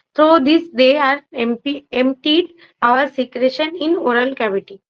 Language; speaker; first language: English; non-native, local second language; Bangla